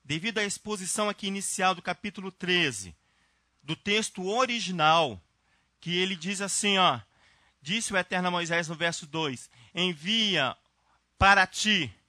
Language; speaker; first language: Portuguese; native; Portuguese